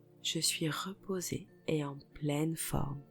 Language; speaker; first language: French; native; French